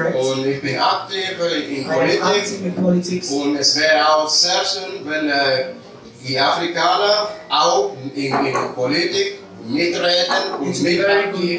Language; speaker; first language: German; non-native, learner; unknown